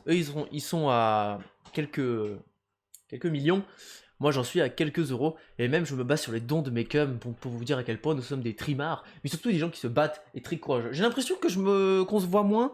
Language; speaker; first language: French; native; French